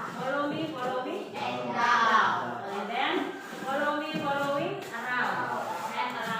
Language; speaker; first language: English; non-native, learner; Indonesian